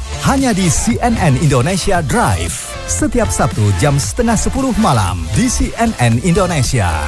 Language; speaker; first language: Indonesian; native; Indonesian